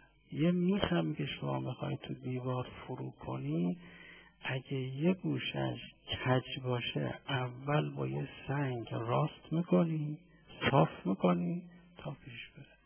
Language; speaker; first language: Persian; native; Persian